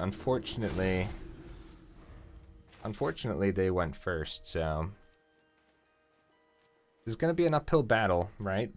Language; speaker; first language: English; native; English